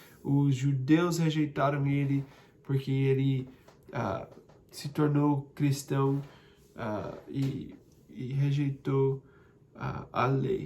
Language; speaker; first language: Portuguese; non-native, fluent; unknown